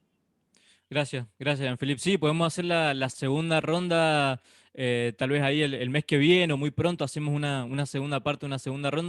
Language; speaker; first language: Spanish; native; Spanish